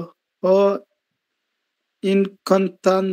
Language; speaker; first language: Italian; non-native, learner; Bangla